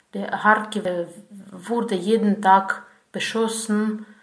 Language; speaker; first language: German; non-native, fluent; Russian